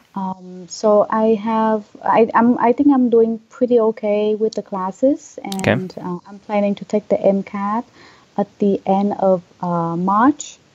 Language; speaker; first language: English; non-native, fluent; Vietnamese